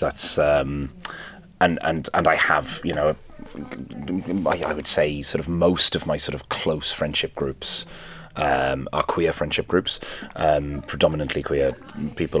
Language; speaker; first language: English; non-native, local second language; Welsh